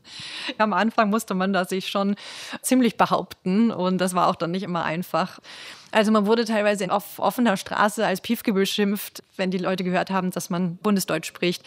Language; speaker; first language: German; native; German